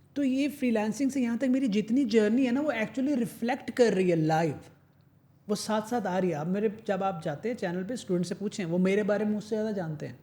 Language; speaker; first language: Urdu; native; Urdu